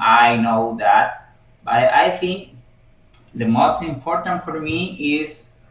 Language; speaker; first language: English; non-native, learner; Spanish